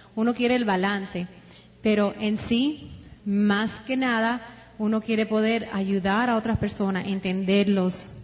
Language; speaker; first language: Spanish; early bilingual, heritage; Spanish